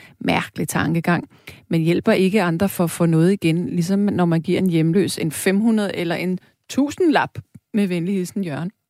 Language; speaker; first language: Danish; native; Danish